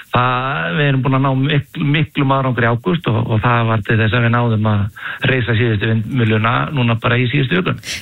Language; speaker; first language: Icelandic; native; Icelandic